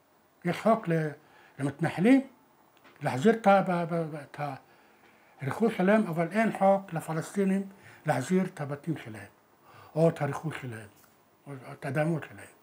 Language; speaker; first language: Hebrew; non-native, local second language; Arabic